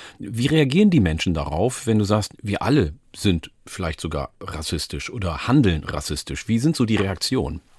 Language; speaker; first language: German; early bilingual, other home language; Oromo